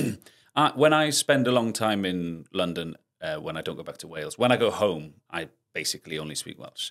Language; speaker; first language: English; non-native, local second language; Welsh